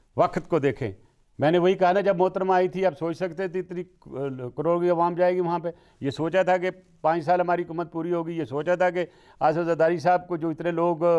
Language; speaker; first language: Urdu; non-native, local second language; Punjabi